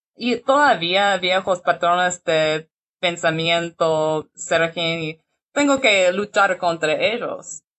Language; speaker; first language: Spanish; non-native, learner; English